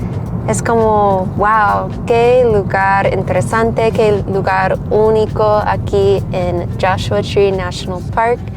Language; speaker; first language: Spanish; non-native, learner; English